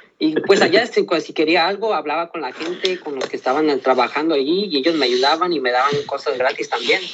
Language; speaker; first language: Spanish; early bilingual, heritage; Spanish